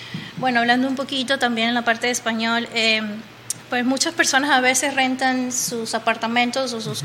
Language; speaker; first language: Spanish; native; Spanish